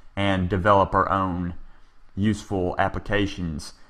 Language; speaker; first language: English; native; English